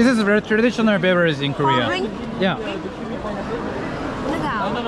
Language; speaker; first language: English; non-native, learner; Korean